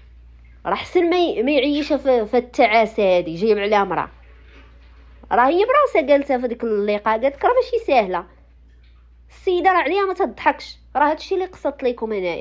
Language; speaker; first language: Arabic; native; Arabic